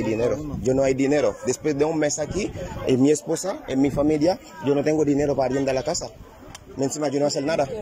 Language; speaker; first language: Spanish; non-native, learner; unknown